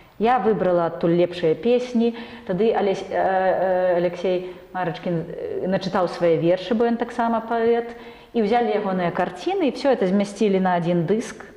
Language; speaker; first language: Belarusian; non-native, local second language; Russian